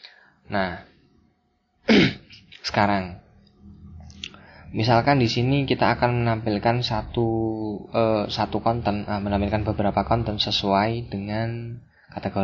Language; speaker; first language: Indonesian; native; Indonesian